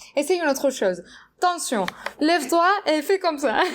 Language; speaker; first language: French; non-native, fluent; Spanish